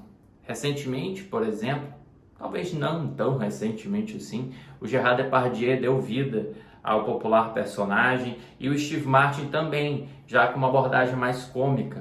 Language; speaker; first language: Portuguese; native; Portuguese